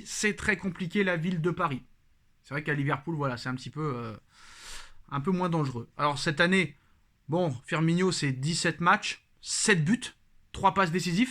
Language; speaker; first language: French; native; French